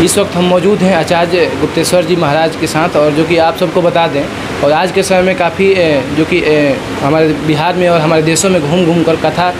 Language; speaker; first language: Hindi; native; Hindi